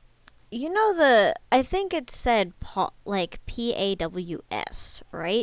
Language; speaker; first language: English; native; English